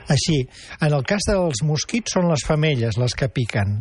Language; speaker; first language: Catalan; native; Catalan